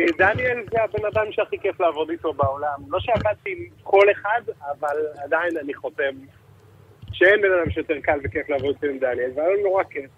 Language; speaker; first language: Hebrew; native; Hebrew